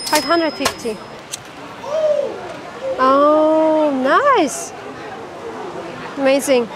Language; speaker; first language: English; non-native, learner; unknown